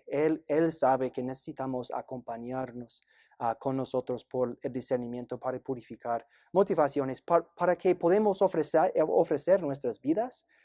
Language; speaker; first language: Spanish; non-native, fluent; English